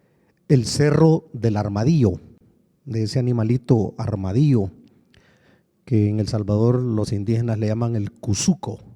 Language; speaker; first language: Spanish; native; Spanish